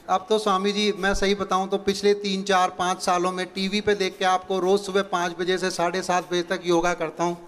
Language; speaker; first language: Hindi; native; Hindi